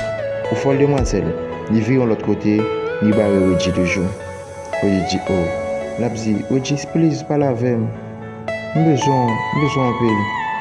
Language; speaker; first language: French; non-native, learner; Haitian Creole